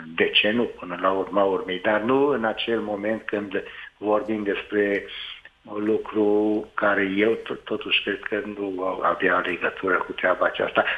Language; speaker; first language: Romanian; non-native, local second language; Hungarian